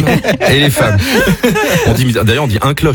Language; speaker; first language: French; native; French